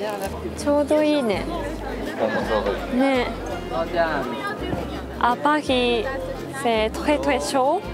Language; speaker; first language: Japanese; native; Japanese